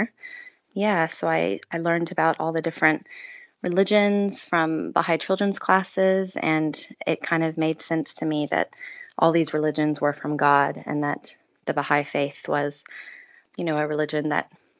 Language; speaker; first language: English; native; English